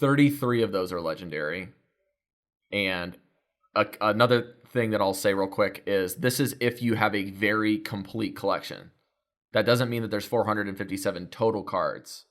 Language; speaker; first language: English; native; English